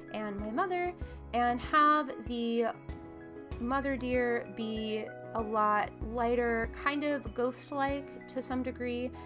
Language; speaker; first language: English; native; English